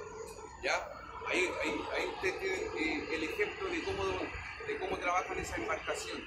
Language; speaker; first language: Spanish; native; Spanish